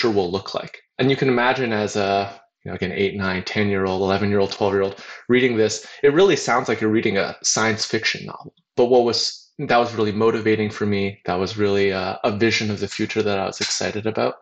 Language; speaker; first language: English; native; English